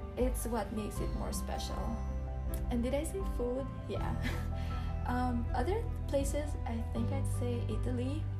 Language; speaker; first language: English; non-native, local second language; Bikol